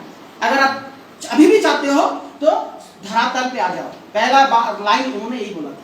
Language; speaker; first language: Hindi; non-native, local second language; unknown